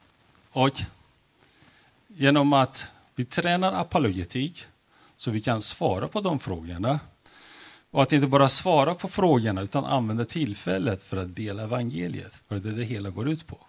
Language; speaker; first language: Swedish; non-native, fluent; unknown